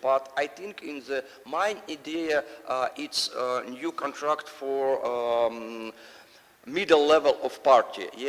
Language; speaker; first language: English; non-native, learner; Russian